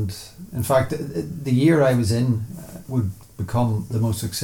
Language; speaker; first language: English; native; English